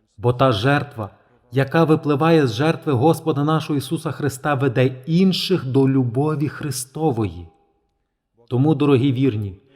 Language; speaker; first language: Ukrainian; native; Ukrainian